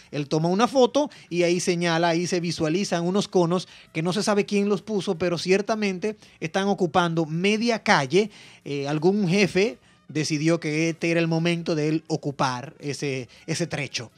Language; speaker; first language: Spanish; native; Spanish